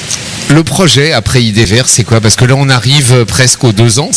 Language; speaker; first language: French; native; French